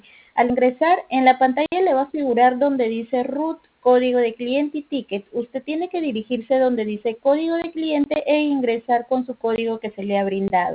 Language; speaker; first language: Spanish; native; Spanish